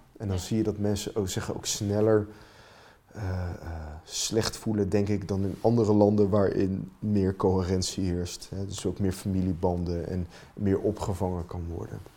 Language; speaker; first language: Dutch; non-native, fluent; Finnish